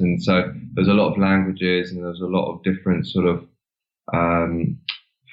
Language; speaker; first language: English; native; English